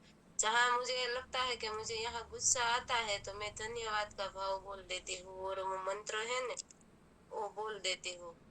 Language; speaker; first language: Hindi; non-native, local second language; Gujarati